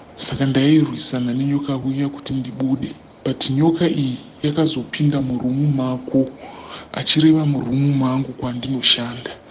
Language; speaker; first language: Shona; non-native, local second language; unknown